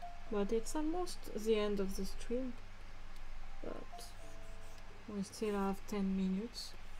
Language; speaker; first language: English; non-native, fluent; French